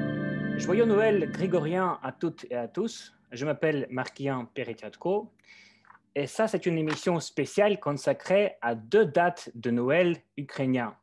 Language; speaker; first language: French; non-native, fluent; Ukrainian